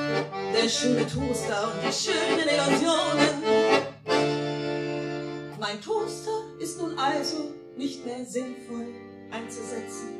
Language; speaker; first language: German; native; German